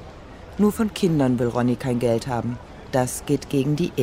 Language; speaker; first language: German; native; German